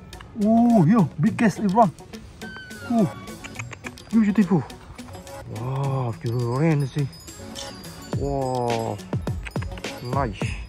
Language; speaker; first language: English; non-native, learner; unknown